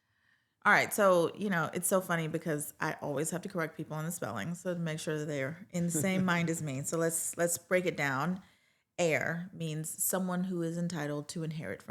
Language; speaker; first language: English; native; English